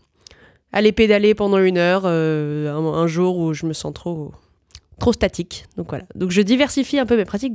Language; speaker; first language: French; native; French